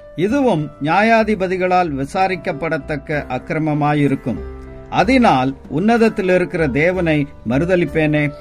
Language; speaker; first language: Tamil; native; Tamil